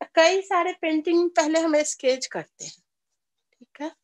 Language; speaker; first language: Hindi; native; Hindi